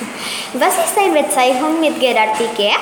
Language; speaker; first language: German; non-native, learner; Spanish